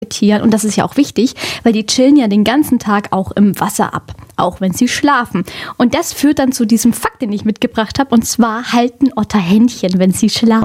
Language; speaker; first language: German; native; German